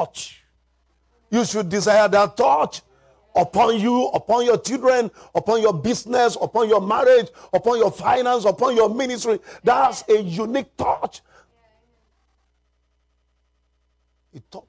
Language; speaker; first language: English; non-native, local second language; Yoruba